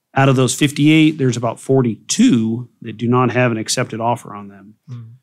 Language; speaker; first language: English; native; English